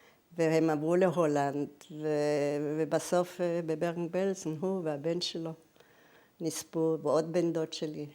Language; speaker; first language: Hebrew; early bilingual, other home language; German